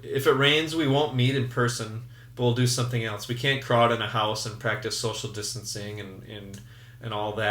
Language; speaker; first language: English; native; English